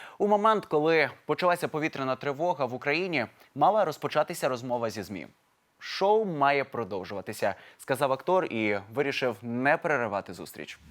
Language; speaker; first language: Ukrainian; native; Ukrainian